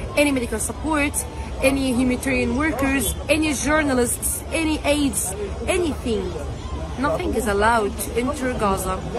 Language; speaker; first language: English; non-native, fluent; Arabic